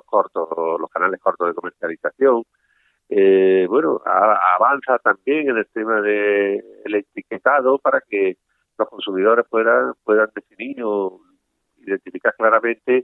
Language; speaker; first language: Spanish; native; Spanish